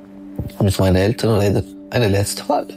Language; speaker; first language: German; non-native, learner; Albanian